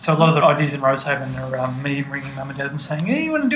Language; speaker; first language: English; native; English